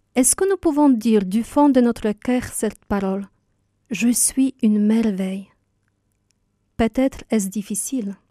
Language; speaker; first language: French; non-native, fluent; Polish